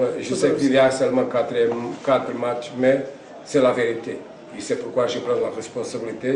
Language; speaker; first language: French; non-native, fluent; Portuguese